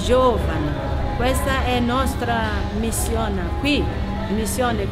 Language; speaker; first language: Italian; non-native, learner; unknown